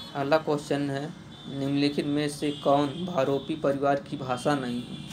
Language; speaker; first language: Hindi; native; Hindi